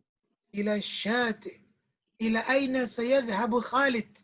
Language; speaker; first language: Arabic; non-native, fluent; Indonesian